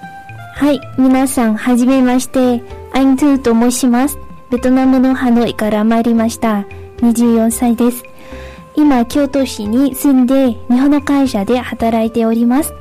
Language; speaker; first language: Japanese; non-native, fluent; Vietnamese